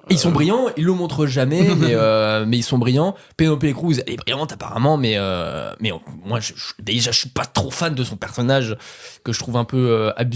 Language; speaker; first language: French; native; French